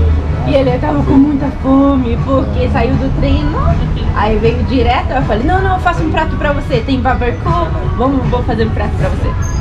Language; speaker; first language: Portuguese; early bilingual, heritage; Portuguese